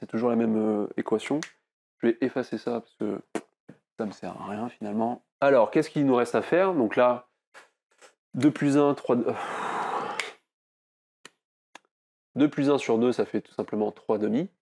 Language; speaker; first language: French; native; French